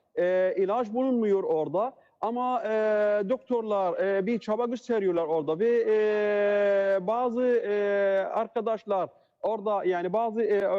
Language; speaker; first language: Turkish; non-native, learner; Arabic